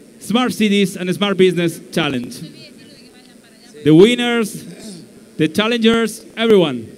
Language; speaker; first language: English; non-native, learner; Portuguese